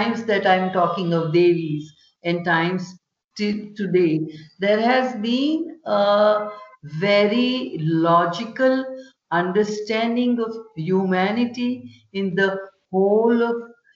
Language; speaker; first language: English; non-native, local second language; Gujarati